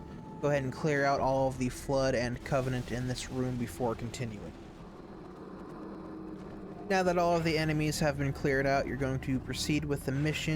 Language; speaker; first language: English; native; English